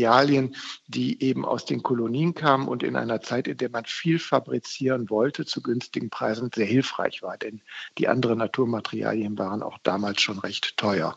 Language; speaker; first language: German; native; German